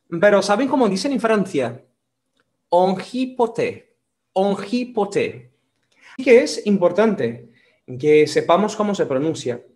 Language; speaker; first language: Spanish; non-native, fluent; Portuguese